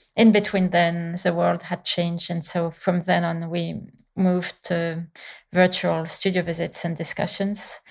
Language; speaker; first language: English; non-native, fluent; French